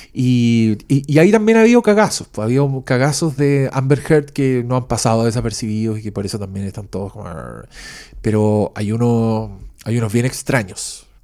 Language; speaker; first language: Spanish; native; Spanish